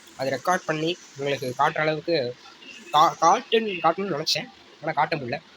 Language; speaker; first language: Tamil; non-native, local second language; Urdu